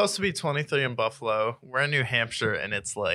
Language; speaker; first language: English; native; English